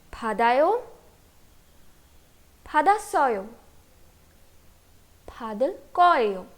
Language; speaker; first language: Korean; non-native, fluent; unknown